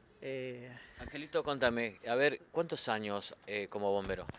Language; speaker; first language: Spanish; native; Spanish